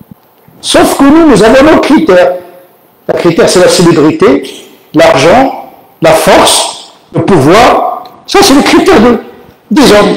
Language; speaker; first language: French; native; French